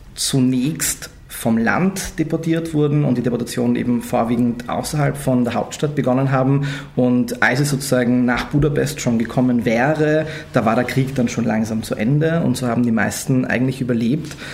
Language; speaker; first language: German; early bilingual, other home language; Hungarian